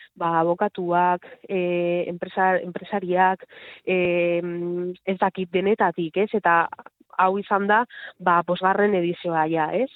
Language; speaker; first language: Basque; non-native, local second language; Spanish